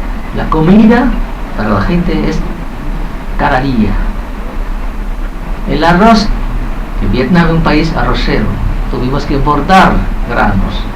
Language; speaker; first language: Spanish; non-native, fluent; Vietnamese